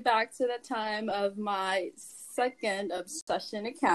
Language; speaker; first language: English; non-native, local second language; Filipino